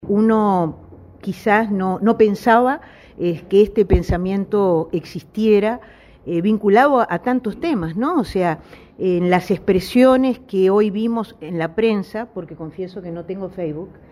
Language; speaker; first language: Spanish; native; Spanish